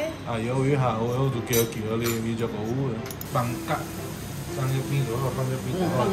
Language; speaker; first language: Chinese; native; Chinese